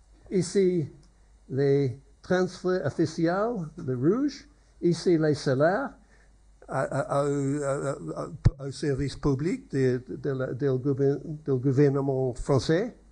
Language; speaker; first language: French; non-native, learner; English